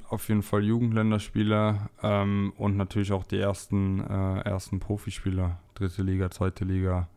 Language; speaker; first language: German; native; German